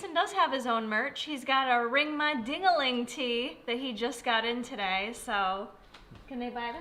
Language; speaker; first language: English; native; English